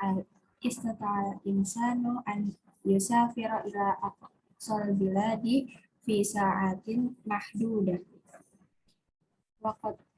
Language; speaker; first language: Arabic; non-native, learner; Indonesian